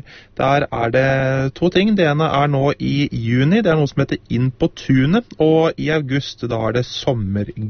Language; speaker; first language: Norwegian; native; Norwegian